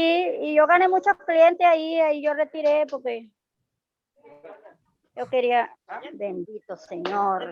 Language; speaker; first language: Portuguese; non-native, learner; Spanish